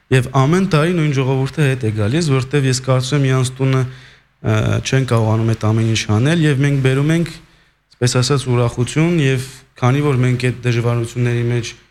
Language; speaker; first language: Armenian; early bilingual, heritage; Armenian